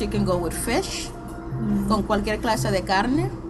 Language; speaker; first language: Spanish; native; Spanish